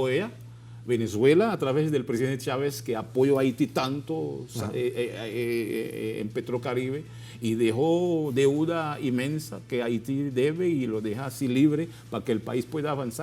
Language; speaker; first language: Spanish; non-native, fluent; Haitian Creole